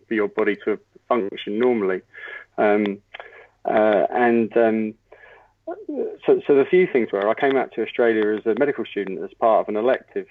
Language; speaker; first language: English; native; English